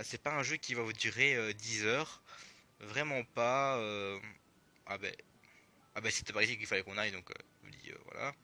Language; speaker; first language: French; native; French